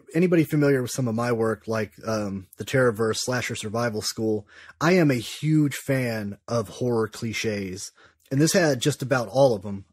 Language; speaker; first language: English; native; English